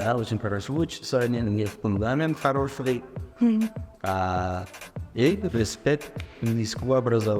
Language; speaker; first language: Russian; non-native, local second language; Uzbek